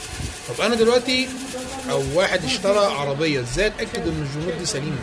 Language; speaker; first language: Arabic; native; Arabic